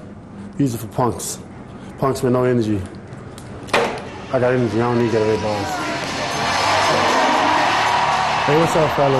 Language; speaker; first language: English; native; English